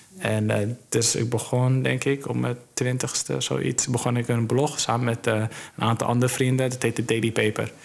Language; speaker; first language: Dutch; early bilingual, other home language; Somali